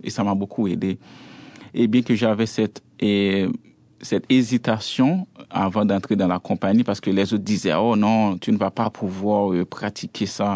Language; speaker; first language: French; non-native, local second language; Haitian Creole